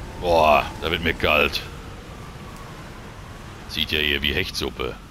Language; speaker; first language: German; native; German